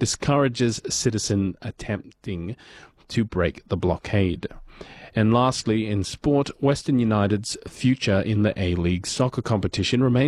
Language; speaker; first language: English; native; English